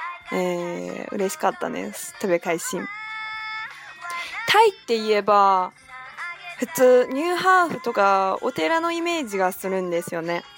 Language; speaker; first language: Japanese; non-native, fluent; Chinese